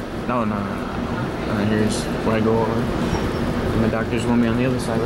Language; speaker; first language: English; native; English